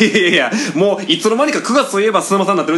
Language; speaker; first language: Japanese; native; Japanese